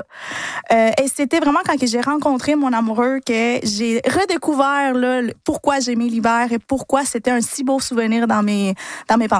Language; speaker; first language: French; early bilingual, other home language; Spanish